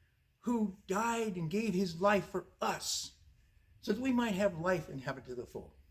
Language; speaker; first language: English; native; English